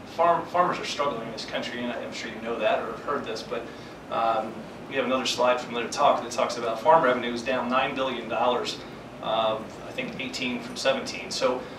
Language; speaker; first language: English; native; English